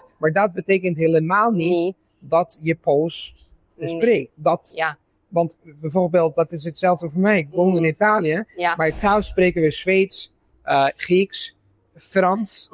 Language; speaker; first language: Dutch; non-native, fluent; Italian